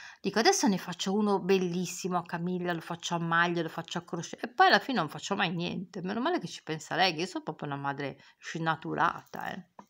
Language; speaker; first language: Italian; native; Italian